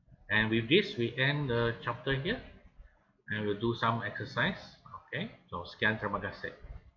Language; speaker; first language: English; non-native, local second language; Malay